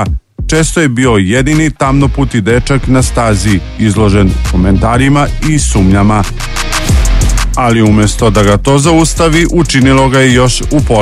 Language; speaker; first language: Serbian; native; Serbian